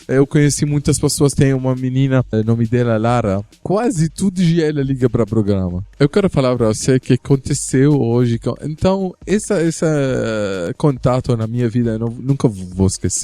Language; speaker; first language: Portuguese; non-native, learner; Arabic